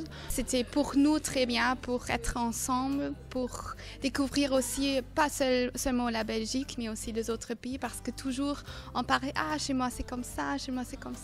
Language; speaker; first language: French; non-native, fluent; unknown